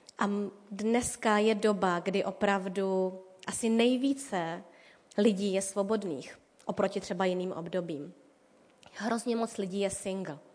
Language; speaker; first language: Czech; native; Czech